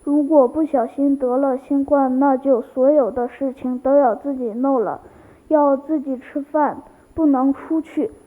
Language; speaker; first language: Chinese; early bilingual, heritage; Chinese